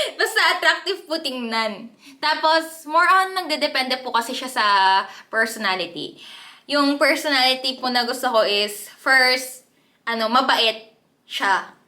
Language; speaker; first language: Filipino; early bilingual, other home language; Korean